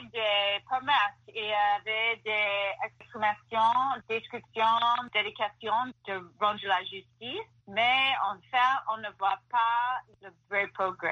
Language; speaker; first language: French; non-native, fluent; English